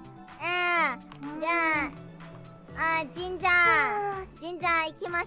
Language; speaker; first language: Japanese; non-native, learner; Indonesian